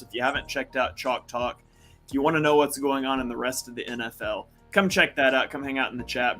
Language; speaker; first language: English; native; English